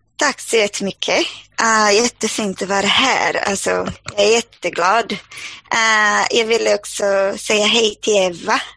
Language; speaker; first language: Swedish; non-native, fluent; Portuguese